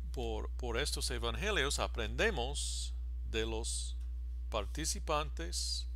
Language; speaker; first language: Spanish; non-native, fluent; English